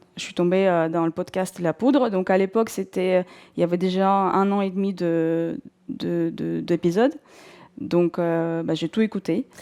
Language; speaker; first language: French; non-native, fluent; Russian